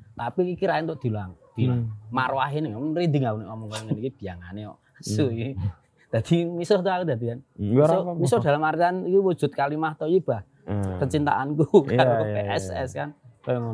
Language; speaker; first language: Indonesian; non-native, local second language; Javanese